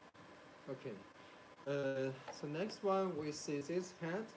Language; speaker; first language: English; non-native, learner; Chinese